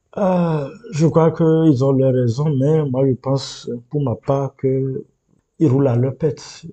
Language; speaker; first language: French; non-native, local second language; Yoruba